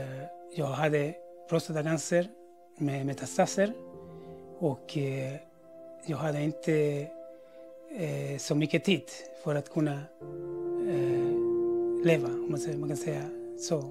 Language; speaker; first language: Swedish; non-native, fluent; Spanish